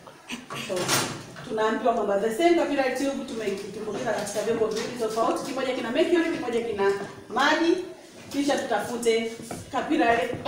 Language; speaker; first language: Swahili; native; Swahili